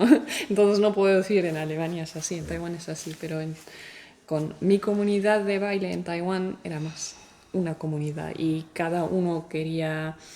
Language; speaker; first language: Spanish; non-native, fluent; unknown